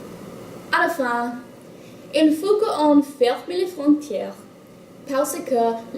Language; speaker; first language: French; non-native, learner; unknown